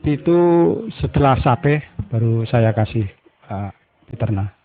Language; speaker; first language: Indonesian; non-native, local second language; Javanese